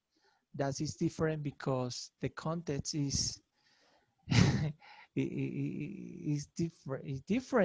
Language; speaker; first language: English; non-native, learner; Spanish